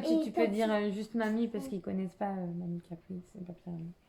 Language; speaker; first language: French; native; French